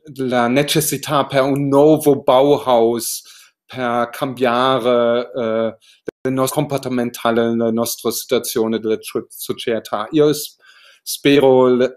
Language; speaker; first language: Italian; non-native, learner; German